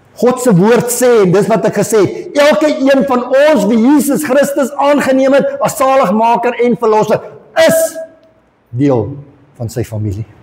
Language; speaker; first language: Afrikaans; non-native, local second language; English